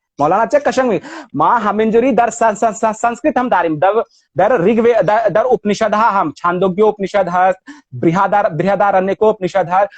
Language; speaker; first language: Persian; non-native, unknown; Hindi